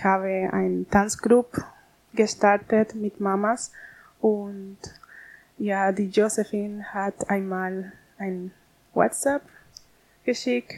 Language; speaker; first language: German; non-native, learner; Spanish